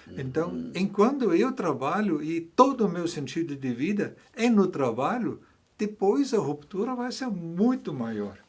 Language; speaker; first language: Portuguese; non-native, fluent; German